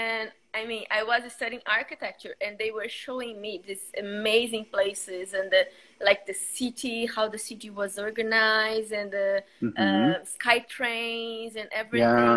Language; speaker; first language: English; non-native, fluent; Portuguese